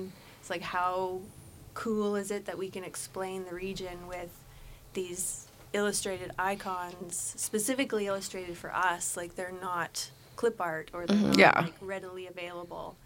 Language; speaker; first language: English; native; English